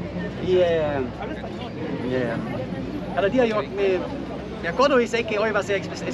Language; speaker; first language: Spanish; non-native, fluent; German